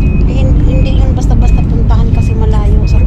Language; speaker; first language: Filipino; non-native, local second language; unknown